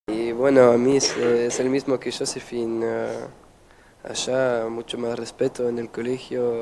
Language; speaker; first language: Spanish; non-native, learner; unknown